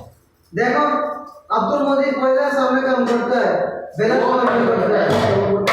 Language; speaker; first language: Hindi; non-native, learner; Bangla